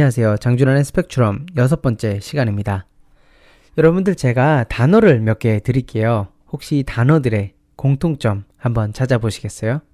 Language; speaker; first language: Korean; native; Korean